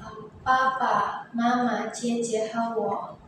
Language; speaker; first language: Chinese; non-native, learner; Indonesian